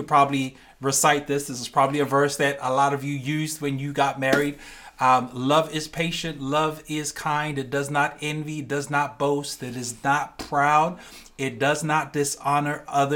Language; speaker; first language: English; native; English